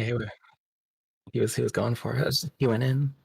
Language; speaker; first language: English; native; English